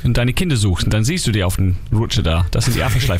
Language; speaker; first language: German; non-native, fluent; English